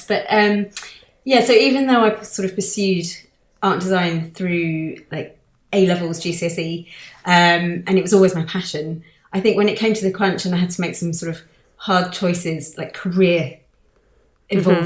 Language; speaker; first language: English; native; English